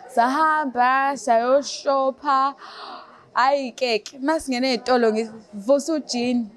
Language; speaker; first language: Zulu; native; Zulu